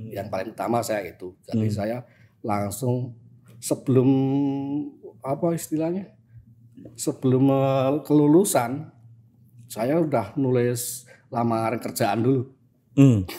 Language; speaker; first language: Indonesian; non-native, local second language; Javanese